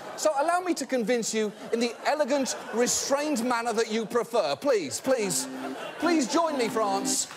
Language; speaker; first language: English; native; English